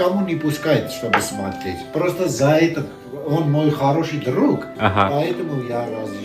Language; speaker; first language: Russian; non-native, fluent; Armenian